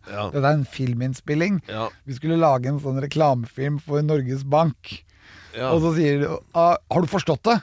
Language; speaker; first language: Norwegian; native; Norwegian